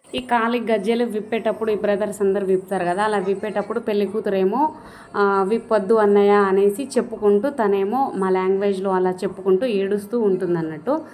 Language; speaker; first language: Telugu; non-native, local second language; Lambadi